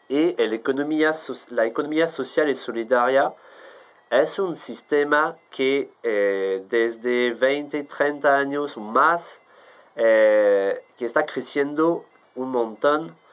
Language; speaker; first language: Spanish; non-native, fluent; French